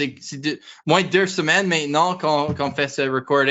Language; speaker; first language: French; non-native, learner; English